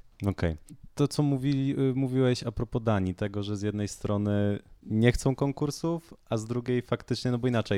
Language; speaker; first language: Polish; native; Polish